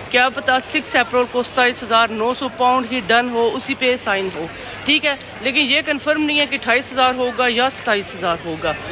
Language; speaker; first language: Urdu; non-native, local second language; Punjabi